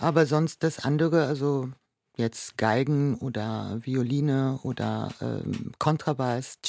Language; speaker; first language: German; non-native, fluent; Arabic